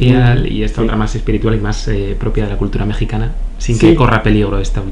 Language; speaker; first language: Spanish; native; Spanish